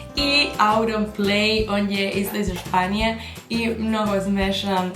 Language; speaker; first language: Bosnian; early bilingual, heritage; Bosnian